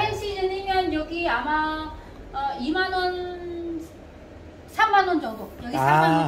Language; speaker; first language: Korean; non-native, learner; Vietnamese